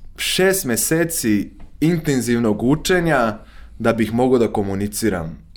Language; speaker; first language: Serbian; non-native, fluent; Portuguese